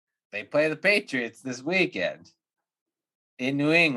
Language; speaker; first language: English; native; English